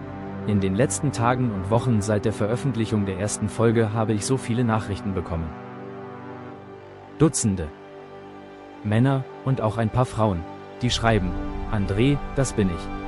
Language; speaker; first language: German; native; German